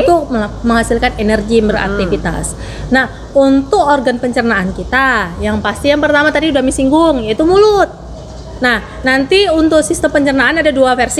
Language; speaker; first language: Indonesian; native; Indonesian